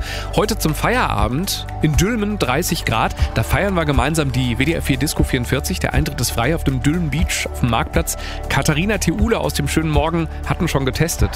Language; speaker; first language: German; native; German